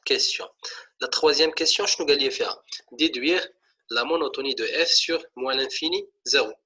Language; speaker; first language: French; non-native, local second language; Arabic